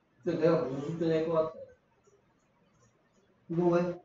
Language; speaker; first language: Korean; native; Korean